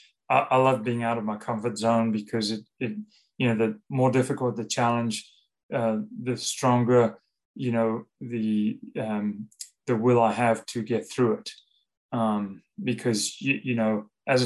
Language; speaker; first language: English; native; English